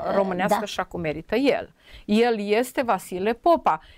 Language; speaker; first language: Romanian; non-native, local second language; Serbian